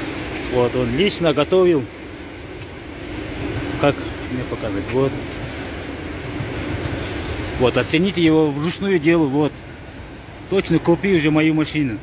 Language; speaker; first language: Russian; non-native, learner; Kyrgyz